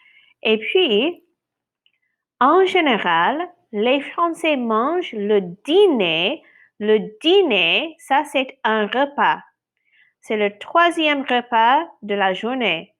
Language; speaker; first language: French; non-native, fluent; English